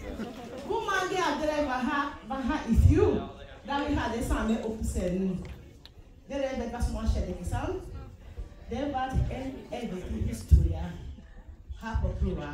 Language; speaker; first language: Norwegian; non-native, fluent; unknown